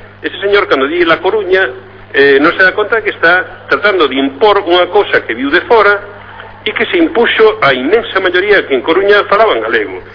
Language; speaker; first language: Galician; native; Galician